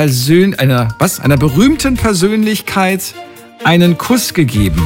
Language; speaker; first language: German; native; German